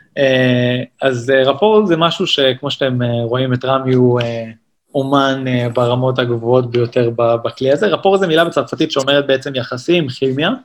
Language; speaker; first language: Hebrew; native; Hebrew